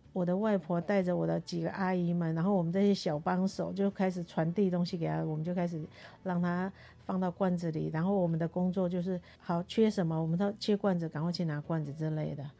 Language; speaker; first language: Chinese; non-native, local second language; Hakka Chinese